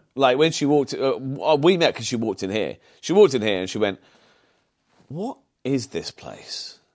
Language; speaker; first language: English; native; English